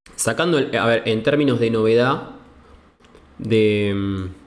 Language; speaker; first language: Spanish; native; Spanish